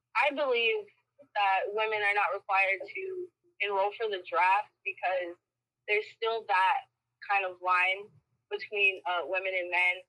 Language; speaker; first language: English; early bilingual, other home language; Spanish